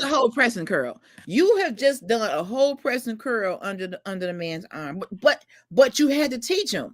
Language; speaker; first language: English; native; English